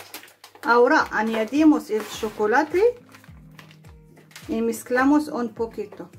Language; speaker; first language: Spanish; non-native, fluent; Arabic